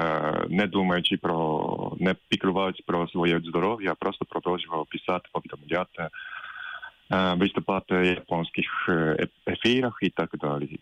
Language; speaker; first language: Ukrainian; non-native, fluent; Japanese